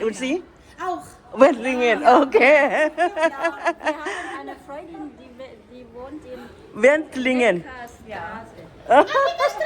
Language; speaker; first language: German; non-native, learner; Thai